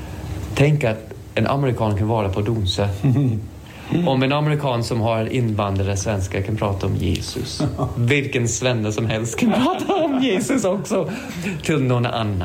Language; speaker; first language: Swedish; non-native, fluent; English